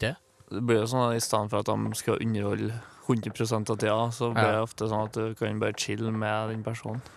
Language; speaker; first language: Norwegian; native; Norwegian